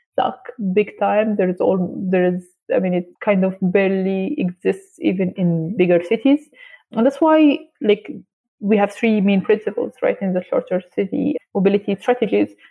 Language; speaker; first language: English; non-native, fluent; Arabic